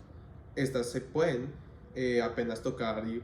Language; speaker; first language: Spanish; native; Spanish